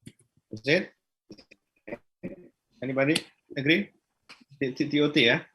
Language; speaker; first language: English; non-native, learner; Malay